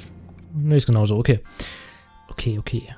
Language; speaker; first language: German; native; German